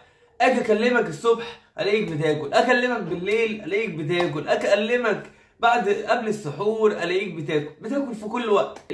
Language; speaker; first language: Arabic; native; Arabic